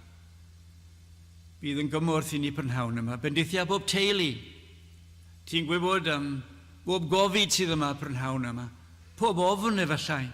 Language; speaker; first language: Welsh; native; Welsh